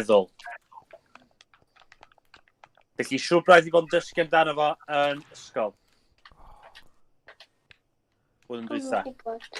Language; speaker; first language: Welsh; native; Welsh